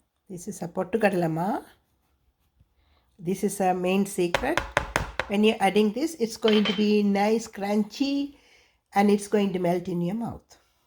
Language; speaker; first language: English; non-native, local second language; Tamil